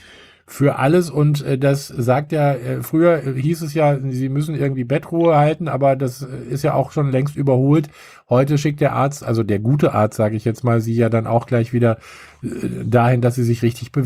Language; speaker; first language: German; native; German